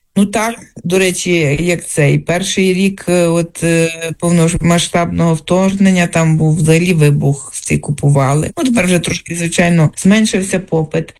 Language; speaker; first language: Ukrainian; native; Ukrainian